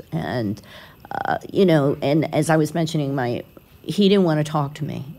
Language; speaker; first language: English; native; English